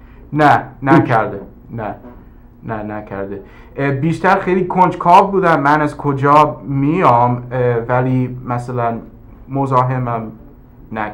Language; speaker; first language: Persian; early bilingual, heritage; English